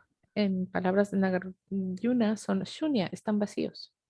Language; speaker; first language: Spanish; native; Spanish